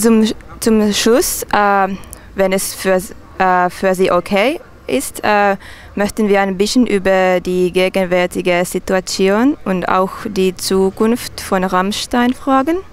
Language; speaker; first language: German; non-native, fluent; Finnish